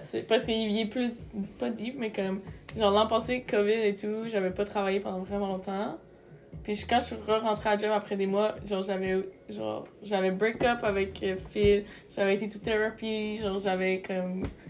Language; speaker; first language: French; native; French